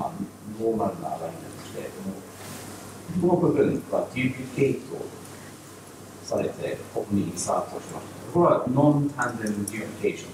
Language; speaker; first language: Japanese; non-native, learner; English